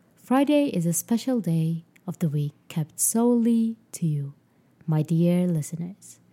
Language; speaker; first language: English; non-native, fluent; Arabic